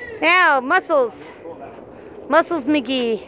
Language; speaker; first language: English; native; English